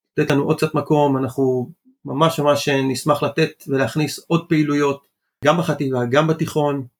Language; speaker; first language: Hebrew; early bilingual, other home language; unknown